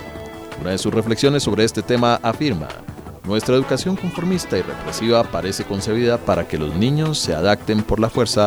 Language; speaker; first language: Spanish; native; Spanish